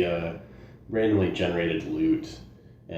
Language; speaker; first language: English; native; English